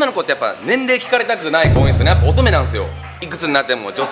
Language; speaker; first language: Japanese; native; Japanese